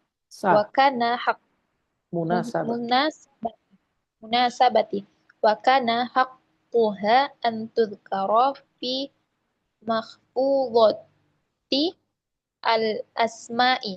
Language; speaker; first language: Arabic; non-native, learner; Indonesian